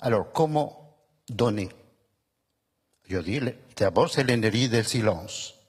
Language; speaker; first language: French; non-native, fluent; Spanish